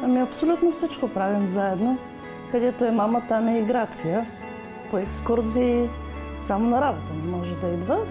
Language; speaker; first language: Bulgarian; native; Bulgarian